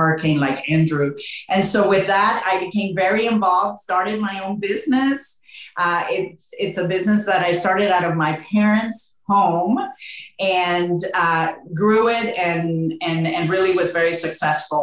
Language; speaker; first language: English; non-native, fluent; Spanish